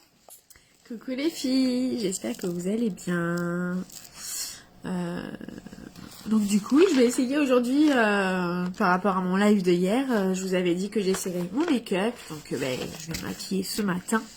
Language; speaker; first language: French; native; French